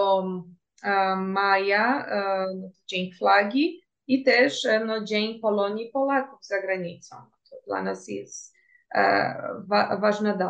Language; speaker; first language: Polish; early bilingual, heritage; Portuguese